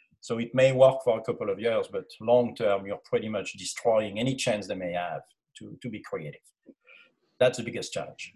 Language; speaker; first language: English; non-native, fluent; French